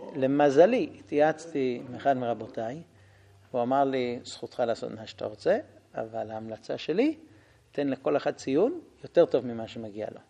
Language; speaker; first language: Hebrew; non-native, fluent; English